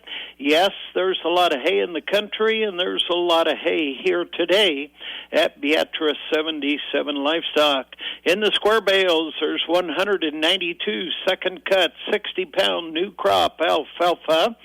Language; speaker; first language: English; native; English